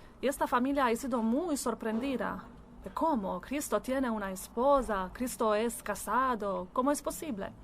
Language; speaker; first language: Spanish; non-native, learner; Italian